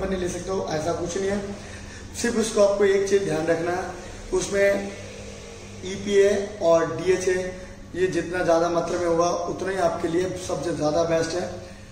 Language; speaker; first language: Hindi; non-native, local second language; Bangla